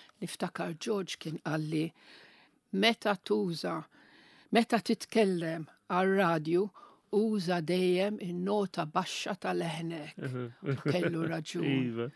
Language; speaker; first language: Maltese; non-native, local second language; Italian